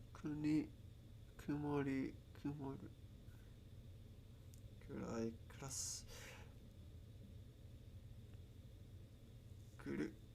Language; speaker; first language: Japanese; non-native, learner; Spanish